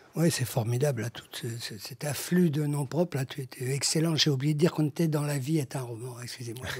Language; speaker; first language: French; native; French